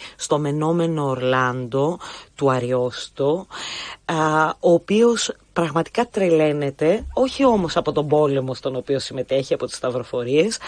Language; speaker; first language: Greek; native; Greek